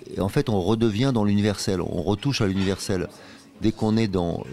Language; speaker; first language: French; native; French